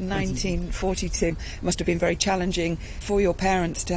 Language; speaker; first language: English; native; English